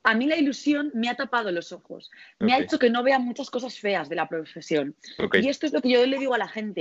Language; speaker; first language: Spanish; native; Spanish